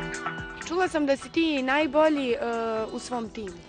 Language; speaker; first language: Bosnian; native; Bosnian